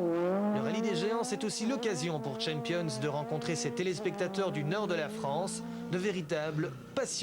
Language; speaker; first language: French; native; French